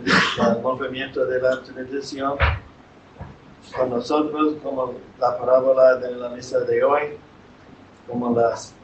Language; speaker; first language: Spanish; non-native, fluent; English